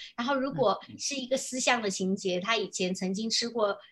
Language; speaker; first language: Chinese; native; Chinese